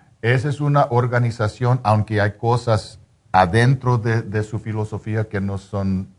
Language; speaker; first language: Spanish; non-native, fluent; English